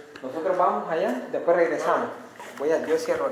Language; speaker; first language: Spanish; native; Spanish